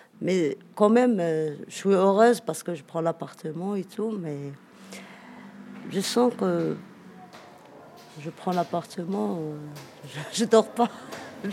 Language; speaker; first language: French; non-native, fluent; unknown